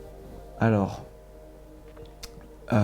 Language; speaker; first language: French; native; French